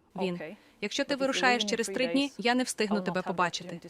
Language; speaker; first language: Ukrainian; non-native, fluent; Swedish